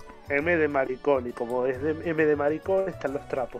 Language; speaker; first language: Spanish; native; Spanish